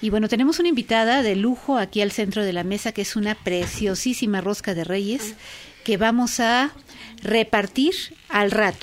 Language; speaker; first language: Spanish; native; Spanish